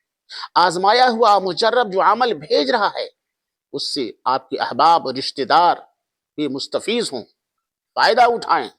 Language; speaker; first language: Urdu; native; Urdu